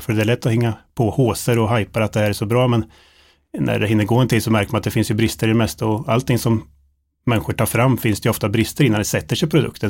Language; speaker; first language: Swedish; native; Swedish